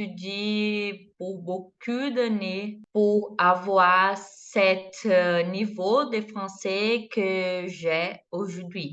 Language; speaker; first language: French; non-native, learner; Portuguese